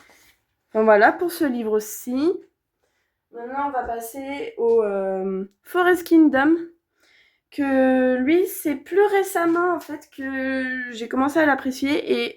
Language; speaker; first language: French; native; French